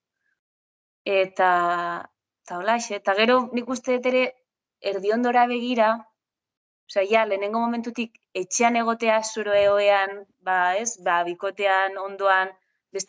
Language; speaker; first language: Basque; non-native, local second language; Spanish